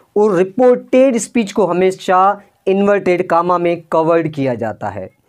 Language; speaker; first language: Urdu; non-native, local second language; Sindhi